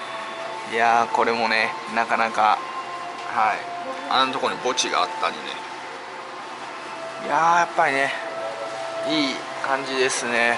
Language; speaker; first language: Japanese; native; Japanese